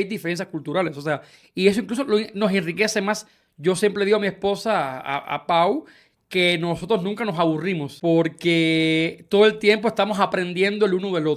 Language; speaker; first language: Spanish; native; Spanish